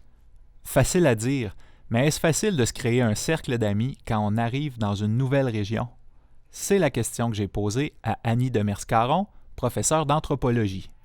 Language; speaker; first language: French; native; French